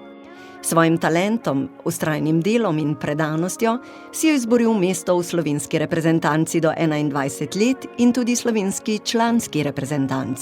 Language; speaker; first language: Slovenian; native; Slovenian